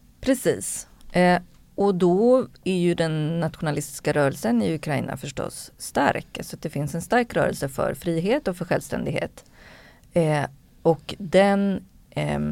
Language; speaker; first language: Swedish; native; Swedish